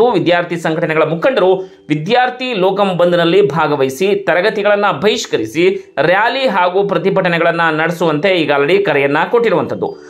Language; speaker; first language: Kannada; native; Kannada